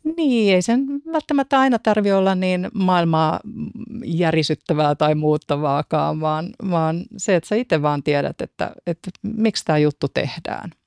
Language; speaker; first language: Finnish; native; Finnish